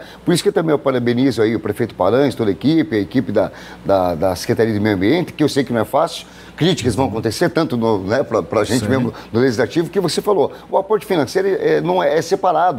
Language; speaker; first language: Portuguese; native; Portuguese